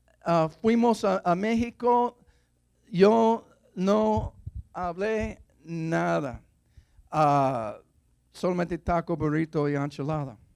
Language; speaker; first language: Spanish; non-native, fluent; English